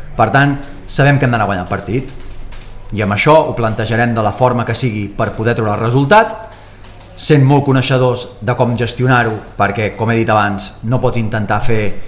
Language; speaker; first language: Spanish; native; Spanish